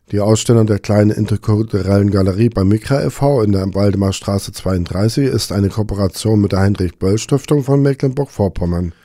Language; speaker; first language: German; native; German